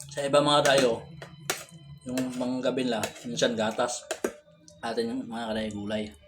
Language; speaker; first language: Filipino; non-native, local second language; Cebuano